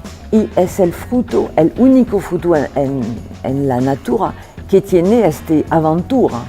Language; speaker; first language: Spanish; non-native, fluent; French